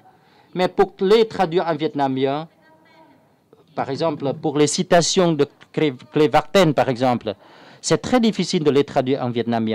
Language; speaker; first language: French; non-native, fluent; Vietnamese